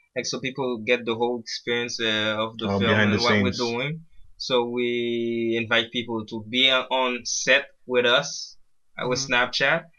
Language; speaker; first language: English; early bilingual, other home language; Haitian Creole